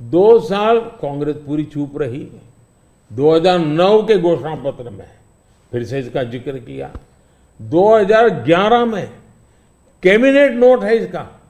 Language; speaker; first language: Hindi; non-native, local second language; Gujarati